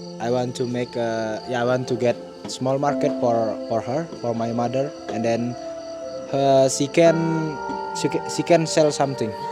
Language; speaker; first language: English; non-native, learner; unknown